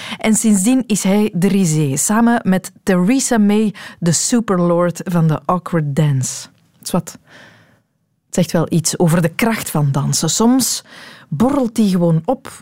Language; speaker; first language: Dutch; native; Dutch